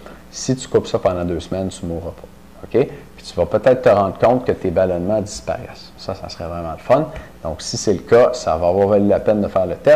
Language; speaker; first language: French; native; French